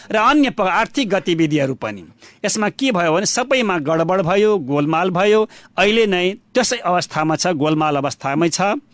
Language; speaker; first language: Nepali; non-native, local second language; Bhojpuri